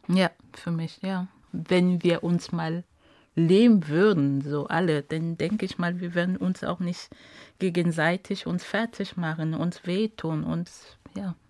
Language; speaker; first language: German; non-native, fluent; Ghomala